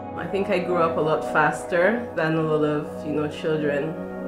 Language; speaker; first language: English; native; English